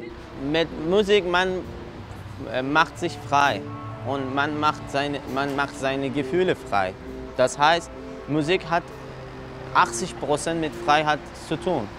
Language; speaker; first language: German; non-native, fluent; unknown